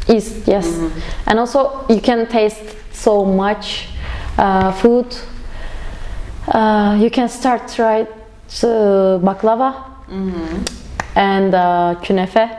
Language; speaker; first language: English; non-native, learner; Turkish